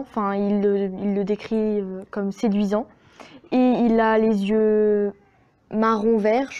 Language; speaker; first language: French; native; French